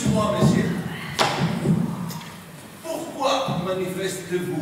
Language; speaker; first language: French; non-native, learner; Spanish